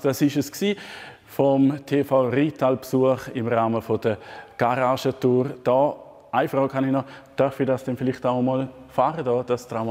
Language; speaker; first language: German; native; German